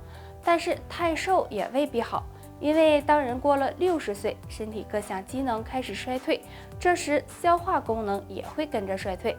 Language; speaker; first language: Chinese; native; Chinese